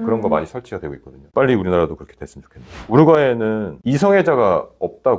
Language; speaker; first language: Korean; native; Korean